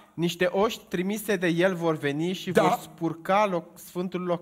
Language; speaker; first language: Romanian; native; Romanian